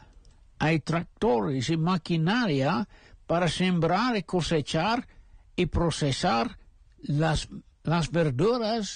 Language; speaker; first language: Spanish; non-native, fluent; English